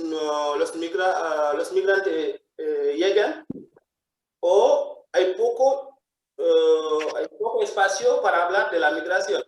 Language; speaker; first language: Spanish; non-native, fluent; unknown